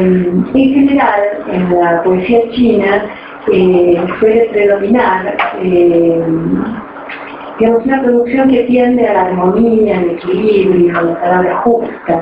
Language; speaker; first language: Spanish; native; Spanish